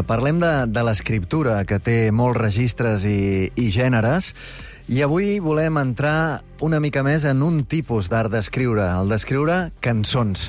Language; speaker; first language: Catalan; native; Catalan